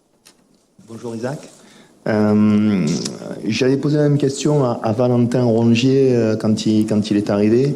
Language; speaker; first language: French; native; French